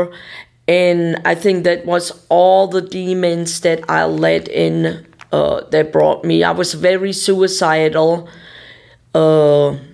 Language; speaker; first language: English; non-native, fluent; German